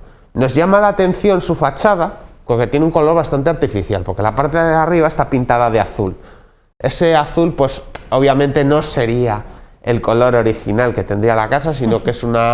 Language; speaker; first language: Spanish; native; Spanish